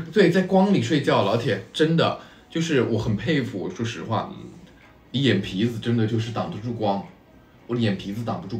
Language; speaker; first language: Chinese; native; Chinese